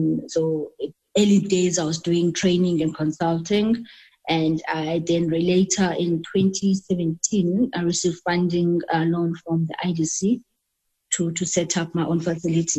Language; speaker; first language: English; non-native, local second language; Xhosa